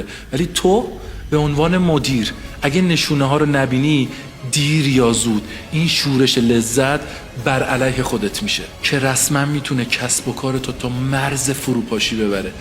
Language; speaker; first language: Persian; native; Persian